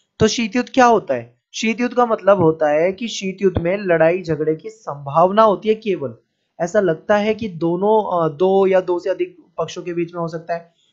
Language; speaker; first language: Hindi; native; Hindi